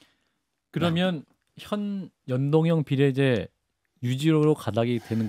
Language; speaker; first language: Korean; native; Korean